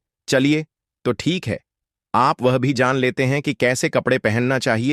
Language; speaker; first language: Hindi; native; Hindi